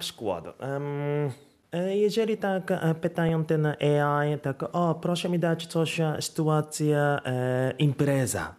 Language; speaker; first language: Polish; non-native, learner; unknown